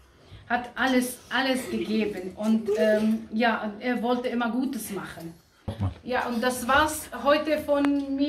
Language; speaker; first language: German; non-native, fluent; Aramaic